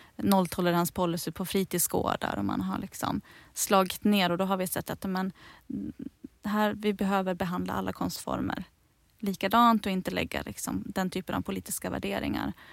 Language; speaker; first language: Swedish; native; Swedish